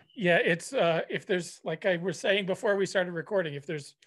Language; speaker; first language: English; native; English